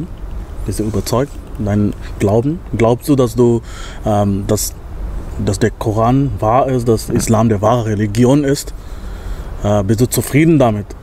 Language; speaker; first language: German; non-native, fluent; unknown